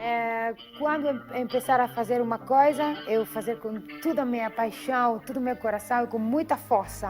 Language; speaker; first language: Portuguese; non-native, learner; Italian